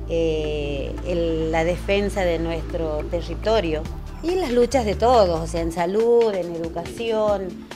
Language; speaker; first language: Spanish; non-native, local second language; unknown